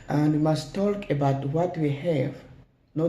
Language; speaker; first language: English; non-native, learner; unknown